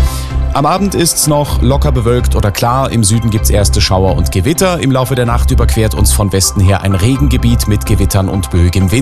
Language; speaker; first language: German; native; German